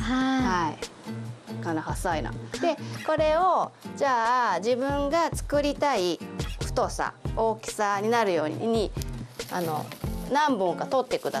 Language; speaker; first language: Japanese; native; Japanese